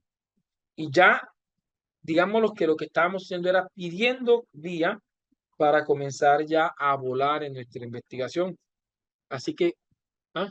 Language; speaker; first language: Spanish; native; Spanish